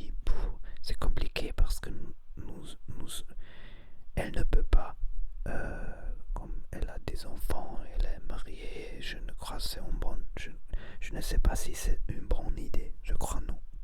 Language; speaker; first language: French; non-native, learner; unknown